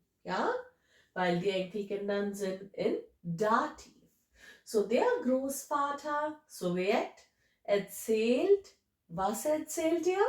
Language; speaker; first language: German; non-native, fluent; English